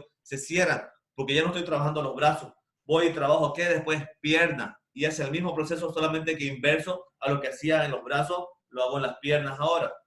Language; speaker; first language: Spanish; native; Spanish